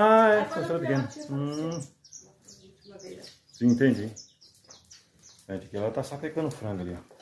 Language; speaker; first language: Portuguese; native; Portuguese